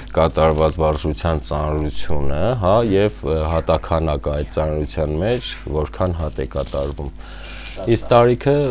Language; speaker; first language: Armenian; native; Armenian